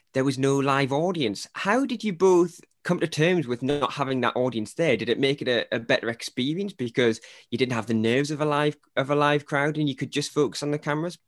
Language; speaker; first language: English; native; English